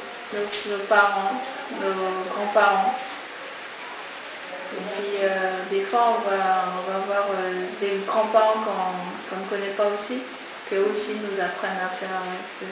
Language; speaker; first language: French; non-native, local second language; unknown